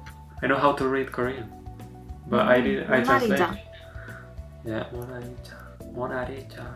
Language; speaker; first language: English; non-native, learner; Spanish